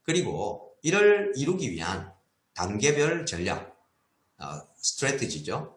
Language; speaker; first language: Korean; native; Korean